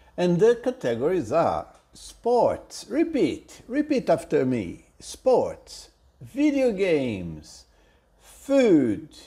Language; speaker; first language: English; non-native, fluent; Portuguese